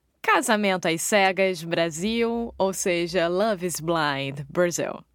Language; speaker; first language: Portuguese; native; Portuguese